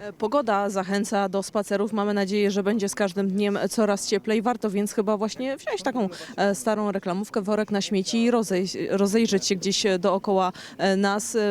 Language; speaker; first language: Polish; native; Polish